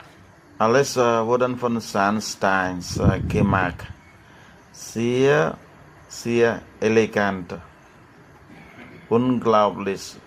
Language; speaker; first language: German; non-native, learner; Khmer